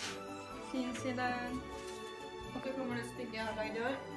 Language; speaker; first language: Norwegian; native; Norwegian